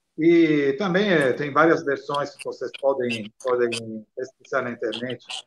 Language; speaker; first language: Portuguese; non-native, fluent; Italian